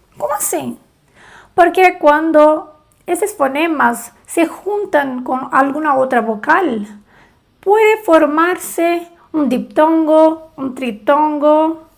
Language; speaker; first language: Spanish; non-native, fluent; Portuguese